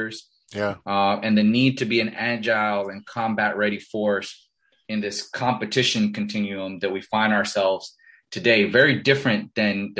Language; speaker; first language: English; early bilingual, other home language; Spanish